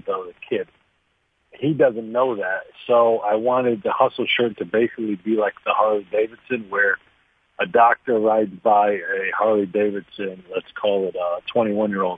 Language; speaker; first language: English; native; English